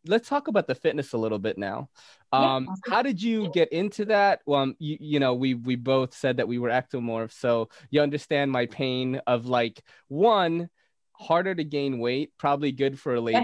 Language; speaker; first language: English; native; English